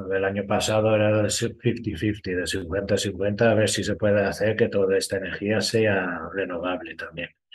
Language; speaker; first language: Spanish; non-native, fluent; English